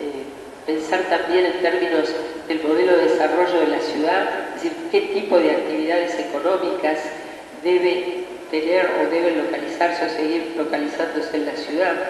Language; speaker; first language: Spanish; native; Spanish